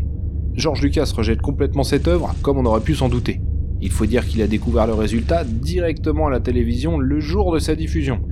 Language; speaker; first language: French; native; French